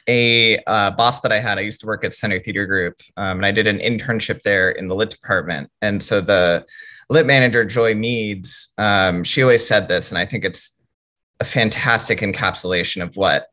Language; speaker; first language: English; native; English